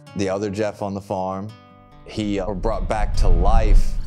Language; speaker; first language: English; native; English